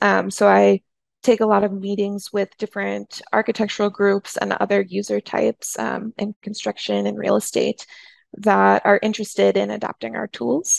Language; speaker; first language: English; native; English